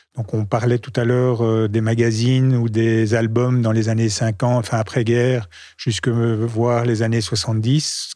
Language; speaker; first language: French; native; French